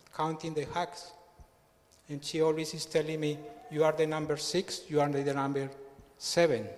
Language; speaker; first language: English; non-native, fluent; Spanish